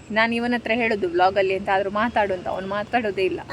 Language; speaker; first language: Kannada; non-native, local second language; Tulu